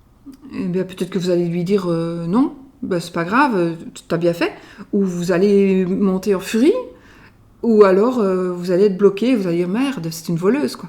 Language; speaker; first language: French; native; French